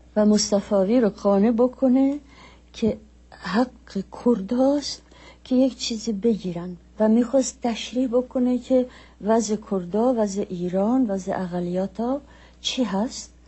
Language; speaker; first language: Persian; non-native, fluent; Czech